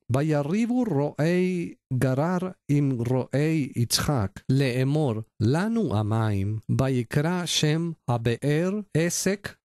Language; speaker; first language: Hebrew; non-native, learner; Spanish